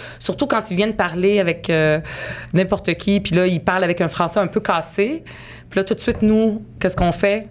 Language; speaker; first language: French; early bilingual, other home language; Arabic